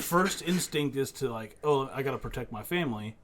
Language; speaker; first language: English; native; English